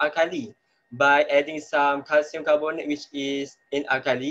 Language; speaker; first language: English; non-native, local second language; Malay